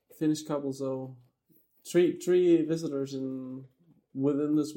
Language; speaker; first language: English; non-native, fluent; Danish